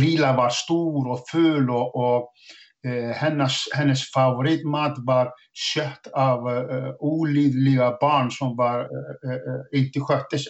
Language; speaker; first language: Swedish; non-native, fluent; Icelandic